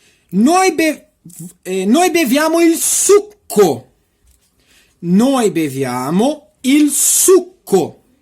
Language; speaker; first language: Italian; non-native, fluent; Portuguese